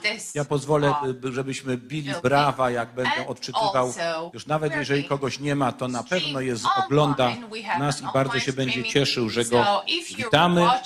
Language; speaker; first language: Polish; native; Polish